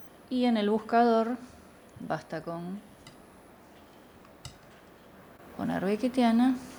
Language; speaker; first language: Spanish; native; Spanish